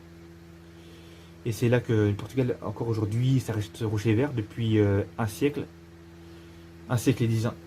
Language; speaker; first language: French; native; French